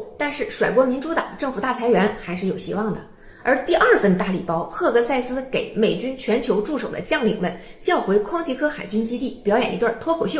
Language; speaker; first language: Chinese; native; Chinese